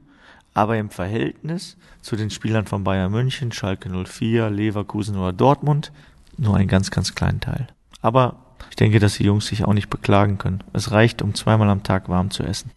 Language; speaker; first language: German; native; German